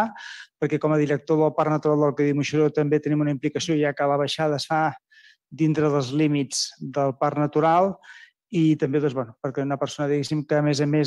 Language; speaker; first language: Catalan; native; Catalan